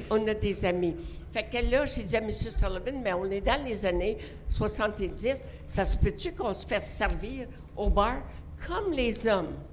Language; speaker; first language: French; non-native, local second language; English